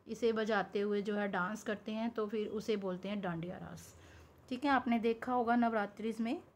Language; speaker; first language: Hindi; non-native, local second language; Punjabi